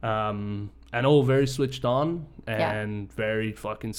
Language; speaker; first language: English; native; English